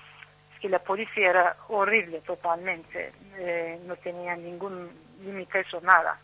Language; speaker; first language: Spanish; non-native, learner; Turkish